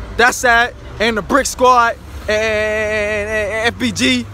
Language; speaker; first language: English; native; English